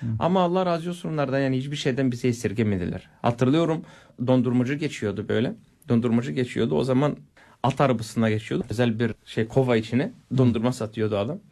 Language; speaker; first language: Turkish; non-native, fluent; Bulgarian